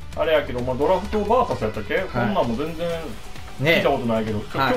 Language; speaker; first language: Japanese; native; Japanese